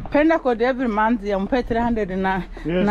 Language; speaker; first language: English; non-native, learner; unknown